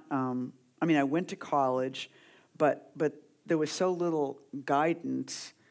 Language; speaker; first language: English; native; English